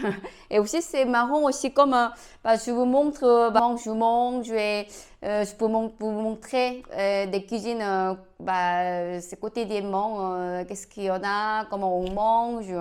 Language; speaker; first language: French; non-native, learner; Korean